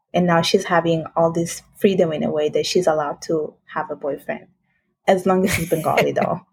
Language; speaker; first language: English; non-native, fluent; Italian